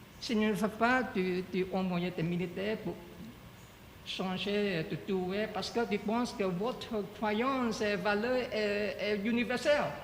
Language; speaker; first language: French; non-native, learner; Chinese